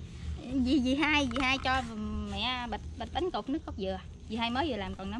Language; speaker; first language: Vietnamese; native; Vietnamese